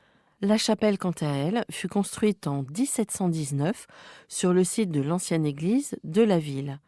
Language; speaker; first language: French; native; French